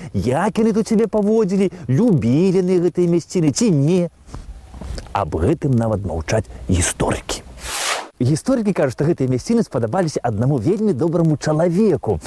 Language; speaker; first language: Belarusian; native; Belarusian